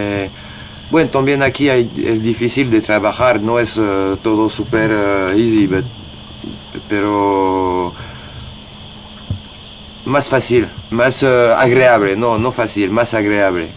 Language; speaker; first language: Spanish; non-native, learner; French